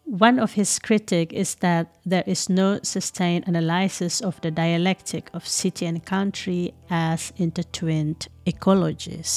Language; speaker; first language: English; non-native, fluent; Indonesian